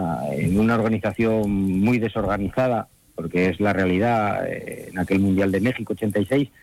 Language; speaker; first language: Spanish; native; Spanish